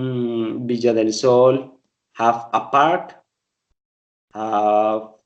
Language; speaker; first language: English; non-native, learner; Spanish